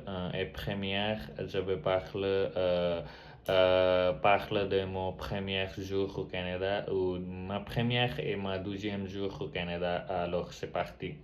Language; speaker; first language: French; non-native, learner; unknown